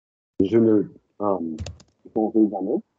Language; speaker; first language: French; non-native, learner; English